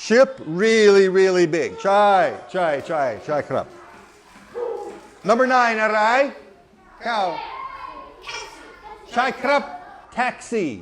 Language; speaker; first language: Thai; non-native, learner; English